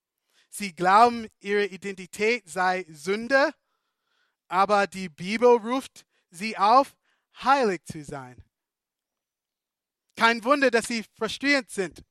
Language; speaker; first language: German; non-native, fluent; English